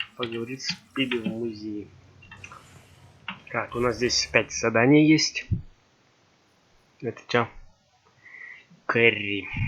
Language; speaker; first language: Russian; native; Russian